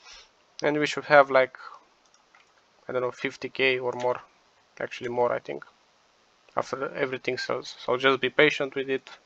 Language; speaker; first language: English; non-native, fluent; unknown